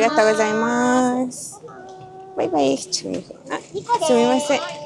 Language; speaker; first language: Japanese; non-native, learner; Mongolian